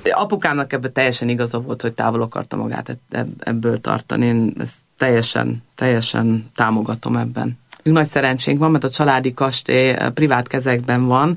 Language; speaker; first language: Hungarian; early bilingual, heritage; Hungarian